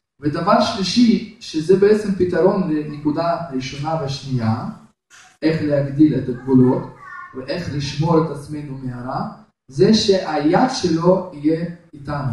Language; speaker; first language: Hebrew; non-native, fluent; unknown